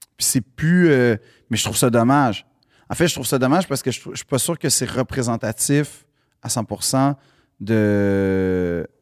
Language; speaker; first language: French; native; French